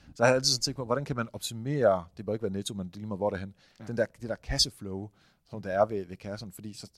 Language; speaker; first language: Danish; non-native, fluent; Dutch